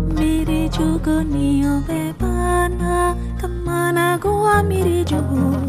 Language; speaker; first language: French; non-native, local second language; Fula